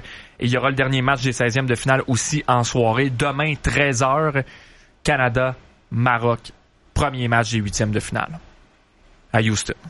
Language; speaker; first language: French; native; French